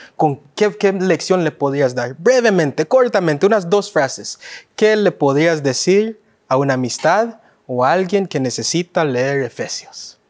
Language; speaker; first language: Spanish; early bilingual, heritage; Spanish